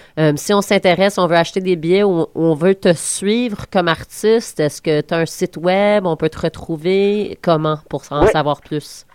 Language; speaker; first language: French; native; French